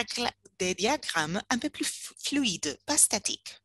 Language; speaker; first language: French; non-native, fluent; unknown